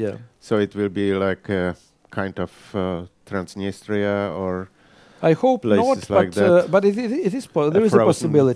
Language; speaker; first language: English; non-native, fluent; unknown